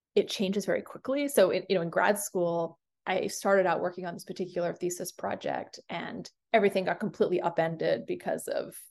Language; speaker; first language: English; native; English